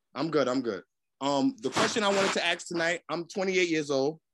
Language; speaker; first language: English; native; English